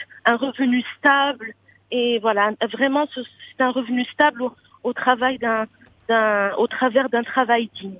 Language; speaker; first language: French; non-native, local second language; Arabic